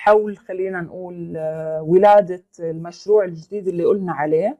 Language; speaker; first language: Arabic; native; Arabic